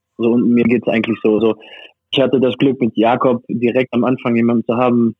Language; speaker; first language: German; non-native, fluent; French